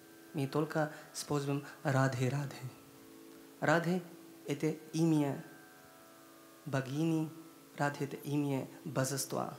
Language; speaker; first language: Russian; non-native, learner; Hindi